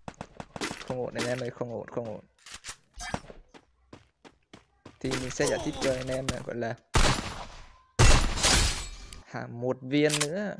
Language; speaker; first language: Vietnamese; native; Vietnamese